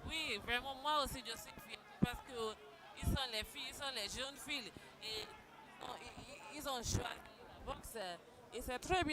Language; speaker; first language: French; non-native, learner; Yoruba